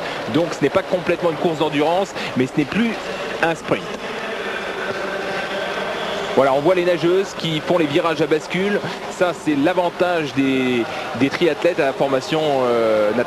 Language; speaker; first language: French; native; French